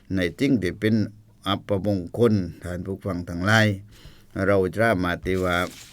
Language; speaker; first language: Thai; native; Thai